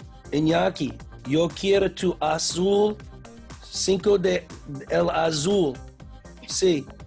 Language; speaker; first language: Spanish; non-native, learner; English